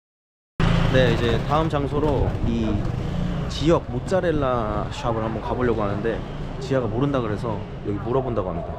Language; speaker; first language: Korean; native; Korean